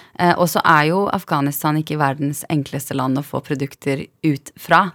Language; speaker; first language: Norwegian; early bilingual, other home language; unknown